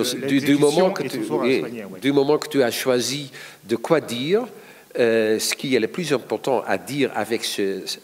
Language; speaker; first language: French; non-native, fluent; Dutch